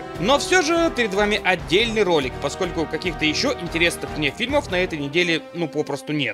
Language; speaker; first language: Russian; native; Russian